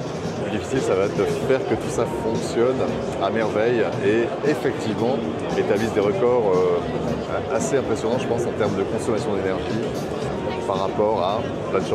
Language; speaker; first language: French; native; French